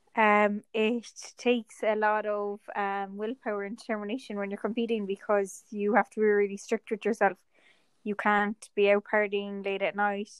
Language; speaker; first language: English; native; English